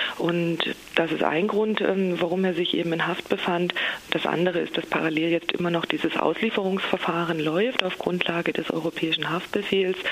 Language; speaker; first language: German; native; German